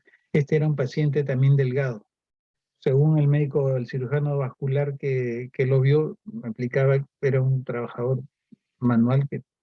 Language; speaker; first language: Spanish; native; Spanish